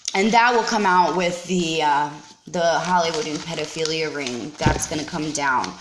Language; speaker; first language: English; native; English